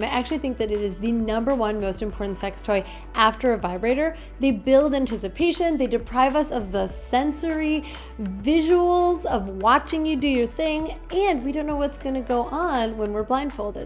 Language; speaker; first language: English; native; English